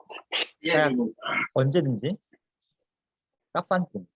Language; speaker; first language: Indonesian; non-native, fluent; Korean